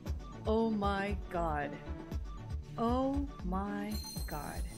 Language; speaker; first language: English; non-native, fluent; Japanese